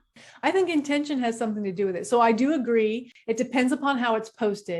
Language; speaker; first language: English; native; English